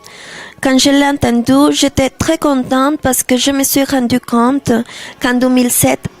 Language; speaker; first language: French; non-native, learner; Spanish